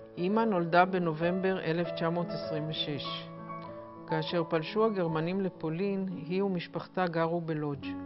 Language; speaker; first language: Hebrew; native; Hebrew